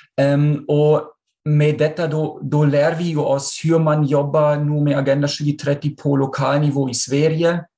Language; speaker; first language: Swedish; non-native, fluent; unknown